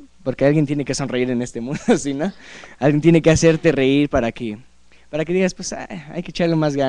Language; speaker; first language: Spanish; native; Spanish